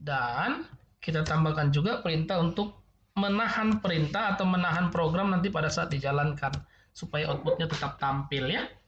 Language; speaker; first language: Indonesian; native; Indonesian